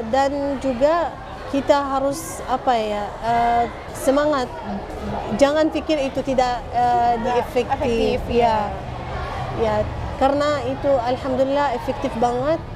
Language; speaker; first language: Indonesian; non-native, fluent; Arabic